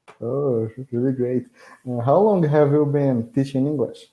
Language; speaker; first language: English; non-native, learner; Portuguese